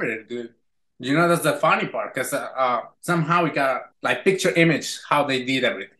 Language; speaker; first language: English; non-native, fluent; Spanish